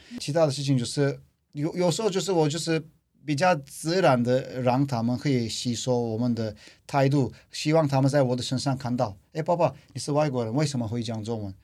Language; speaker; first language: Chinese; non-native, fluent; Turkish